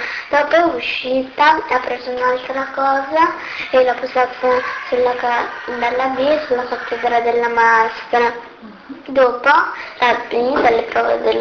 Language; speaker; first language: Italian; early bilingual, other home language; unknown